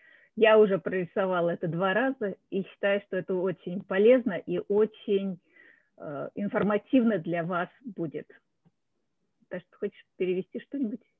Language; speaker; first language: Russian; native; Russian